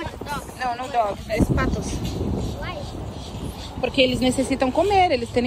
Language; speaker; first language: Spanish; non-native, learner; Portuguese